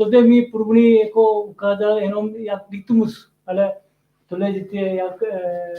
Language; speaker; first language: Czech; non-native, learner; Korean